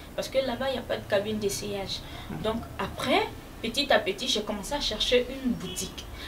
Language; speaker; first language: French; non-native, local second language; Fula